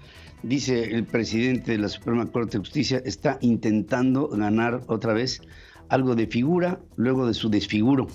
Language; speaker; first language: Spanish; native; Spanish